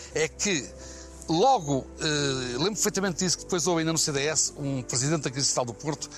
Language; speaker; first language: Portuguese; native; Portuguese